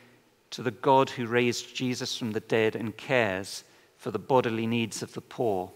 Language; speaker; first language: English; native; English